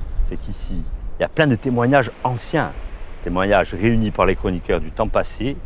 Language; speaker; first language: French; native; French